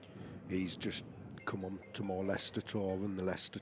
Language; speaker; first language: English; native; English